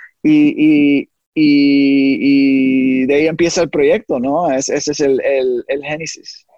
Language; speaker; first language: Spanish; early bilingual, heritage; Spanish